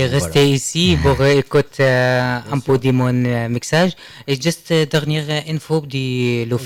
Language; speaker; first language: French; non-native, learner; Arabic